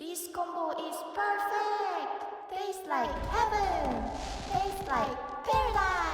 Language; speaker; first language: English; non-native, fluent; Korean